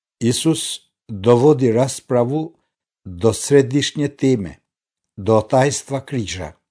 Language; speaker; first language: Croatian; non-native, fluent; Albanian